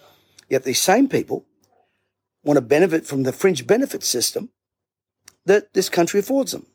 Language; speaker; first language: English; native; English